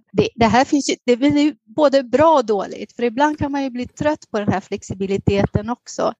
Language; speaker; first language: Swedish; native; Swedish